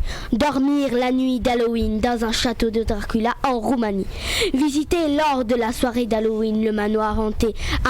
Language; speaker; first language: French; native; French